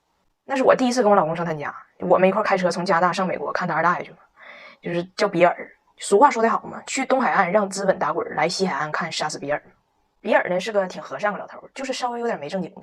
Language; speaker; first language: Chinese; native; Chinese